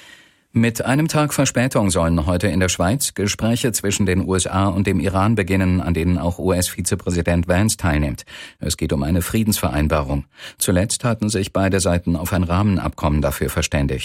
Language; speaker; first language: German; native; German